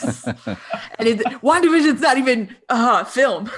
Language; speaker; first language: English; native; English